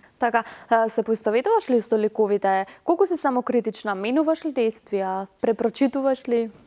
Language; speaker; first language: Macedonian; native; Macedonian